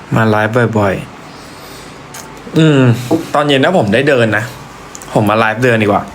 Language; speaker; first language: Thai; native; Thai